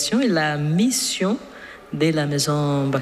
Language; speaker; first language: French; non-native, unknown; Portuguese